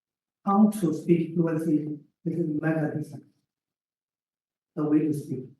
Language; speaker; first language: English; non-native, learner; Vietnamese